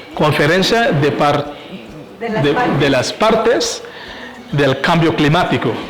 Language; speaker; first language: Spanish; non-native, fluent; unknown